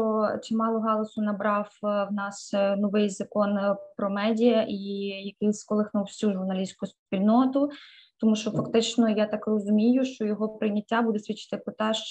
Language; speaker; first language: Ukrainian; native; Ukrainian